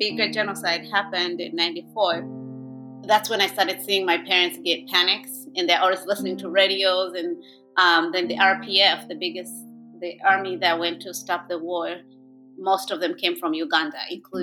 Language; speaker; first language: English; non-native, local second language; Kinyarwanda